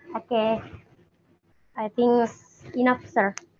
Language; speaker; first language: English; non-native, learner; Indonesian